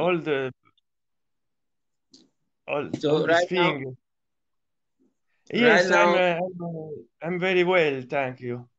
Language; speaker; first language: English; non-native, learner; Italian